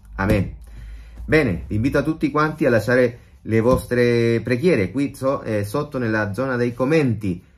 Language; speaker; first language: Italian; non-native, fluent; Spanish